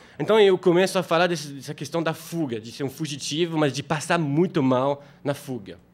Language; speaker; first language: Portuguese; non-native, fluent; French